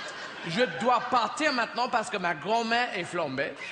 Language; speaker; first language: French; non-native, fluent; English